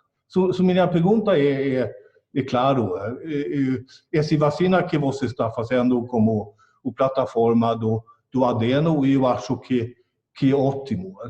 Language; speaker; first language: Portuguese; non-native, fluent; Swedish